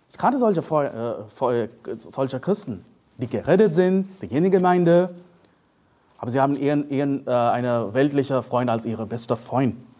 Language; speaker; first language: German; non-native, fluent; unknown